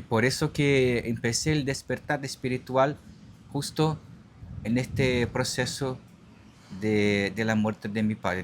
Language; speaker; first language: Spanish; non-native, learner; Portuguese